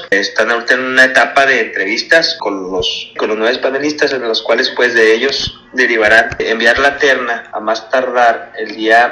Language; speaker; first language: Spanish; native; Spanish